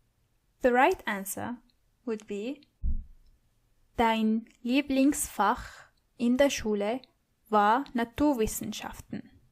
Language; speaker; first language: German; non-native, fluent; English